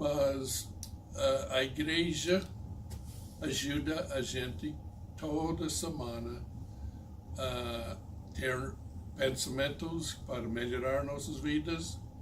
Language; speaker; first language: Portuguese; non-native, fluent; English